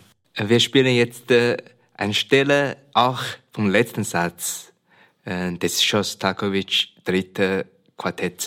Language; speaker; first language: German; non-native, learner; Chinese